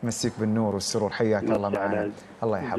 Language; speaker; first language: Arabic; native; Arabic